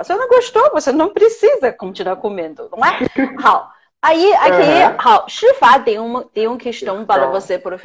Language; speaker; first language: Portuguese; non-native, fluent; Chinese